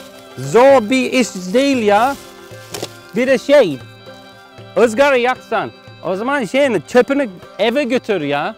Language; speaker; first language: Turkish; non-native, learner; English